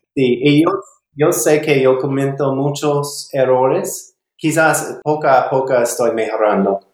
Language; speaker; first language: Spanish; non-native, learner; English